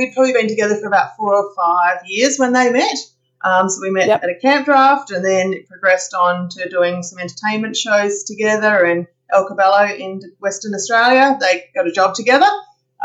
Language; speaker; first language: English; native; English